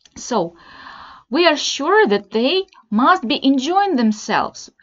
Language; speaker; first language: English; non-native, fluent; Russian